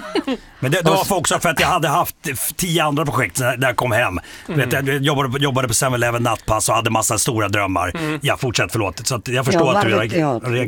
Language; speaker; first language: Swedish; native; Swedish